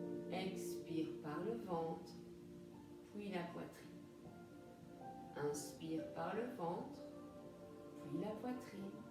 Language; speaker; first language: French; native; French